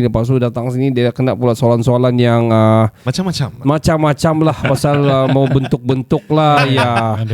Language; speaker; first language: Malay; native; Malay